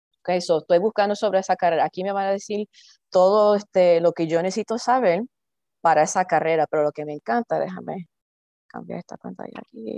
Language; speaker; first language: Spanish; early bilingual, heritage; Spanish